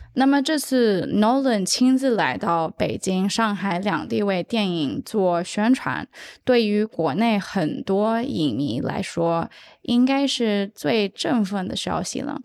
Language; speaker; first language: Chinese; early bilingual, heritage; Chinese